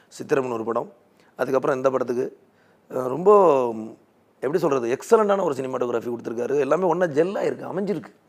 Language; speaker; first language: Tamil; native; Tamil